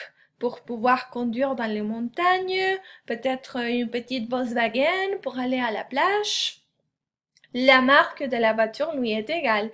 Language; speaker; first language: French; non-native, fluent; Spanish